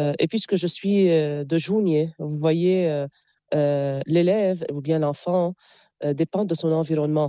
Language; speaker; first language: French; non-native, local second language; Arabic